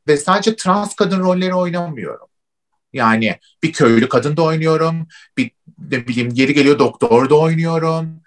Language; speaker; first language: Turkish; native; Turkish